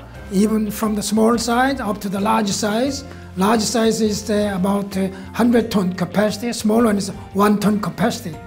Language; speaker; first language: English; non-native, fluent; Korean